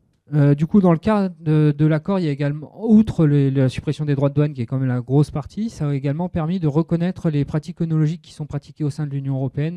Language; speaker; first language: French; native; French